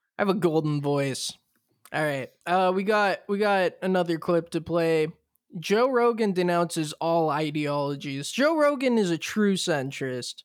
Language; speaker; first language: English; native; English